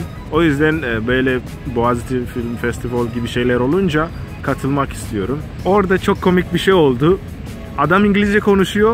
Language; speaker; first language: Turkish; non-native, fluent; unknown